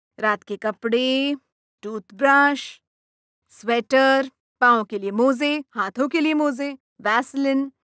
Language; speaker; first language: Hindi; non-native, local second language; Marathi